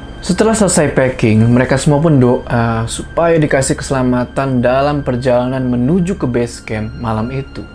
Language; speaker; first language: Indonesian; native; Indonesian